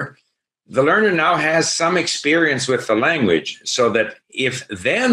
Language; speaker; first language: English; native; English